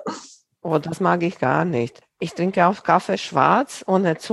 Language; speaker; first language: German; non-native, fluent; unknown